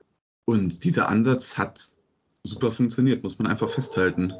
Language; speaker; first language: German; native; German